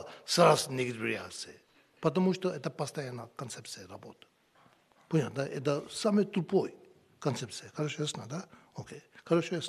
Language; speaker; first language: Russian; non-native, learner; Tibetan